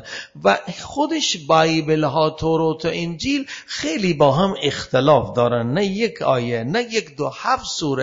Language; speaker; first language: Persian; non-native, fluent; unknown